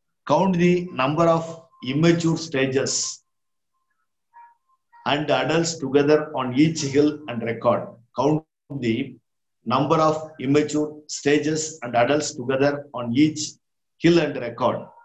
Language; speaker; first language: English; non-native, local second language; Tamil